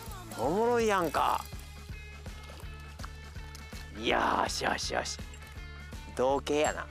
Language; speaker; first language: Japanese; native; Japanese